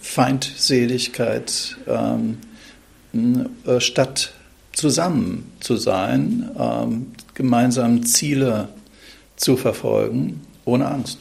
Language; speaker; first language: German; native; German